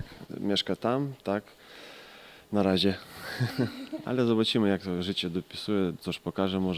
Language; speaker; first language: Polish; non-native, fluent; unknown